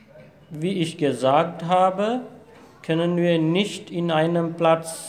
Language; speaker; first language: German; non-native, fluent; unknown